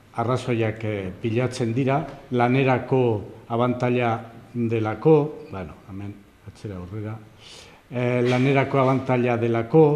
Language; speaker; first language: Basque; non-native, local second language; Spanish